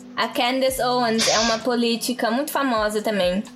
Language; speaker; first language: Portuguese; non-native, local second language; Kabuverdianu